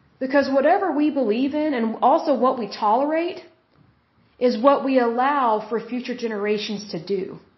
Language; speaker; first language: English; native; English